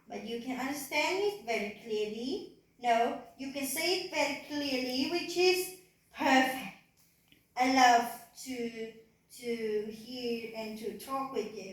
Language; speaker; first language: English; non-native, learner; Vietnamese